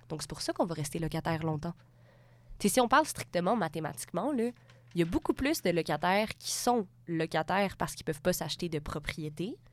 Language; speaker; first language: French; native; French